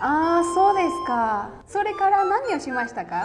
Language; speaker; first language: Japanese; non-native, fluent; Spanish